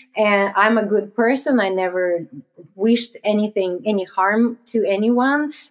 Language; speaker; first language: English; non-native, fluent; Russian